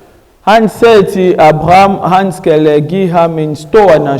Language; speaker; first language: Danish; non-native, learner; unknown